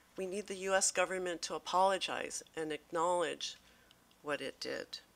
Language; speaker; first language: English; native; English